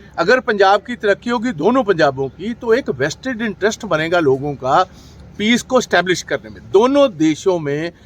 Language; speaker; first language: Hindi; non-native, local second language; Punjabi